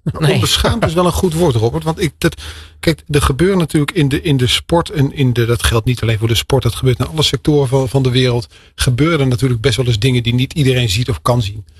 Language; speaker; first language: Dutch; native; Dutch